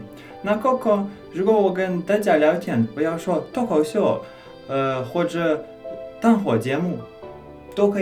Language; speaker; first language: Chinese; non-native, learner; English